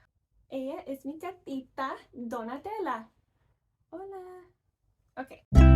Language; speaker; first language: Spanish; non-native, learner; English